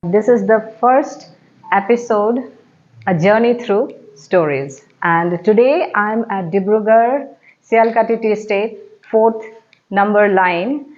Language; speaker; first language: English; non-native, local second language; Assamese